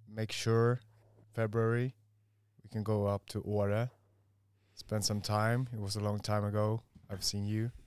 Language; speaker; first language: English; non-native, fluent; Swedish